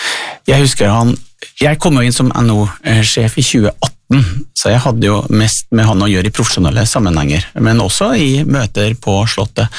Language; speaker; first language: Norwegian; native; Norwegian